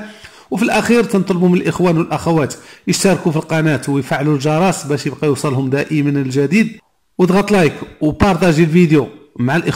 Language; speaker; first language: Arabic; native; Arabic